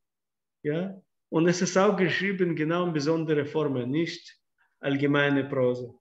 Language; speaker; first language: German; non-native, fluent; Russian